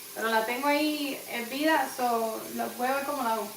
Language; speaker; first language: Spanish; native; Spanish